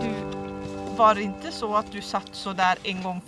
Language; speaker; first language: Swedish; native; Swedish